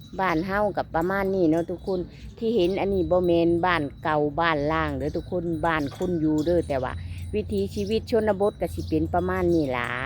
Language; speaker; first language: Thai; non-native, local second language; Lao